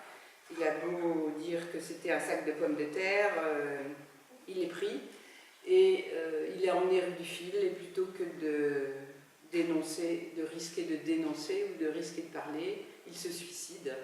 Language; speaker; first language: French; native; French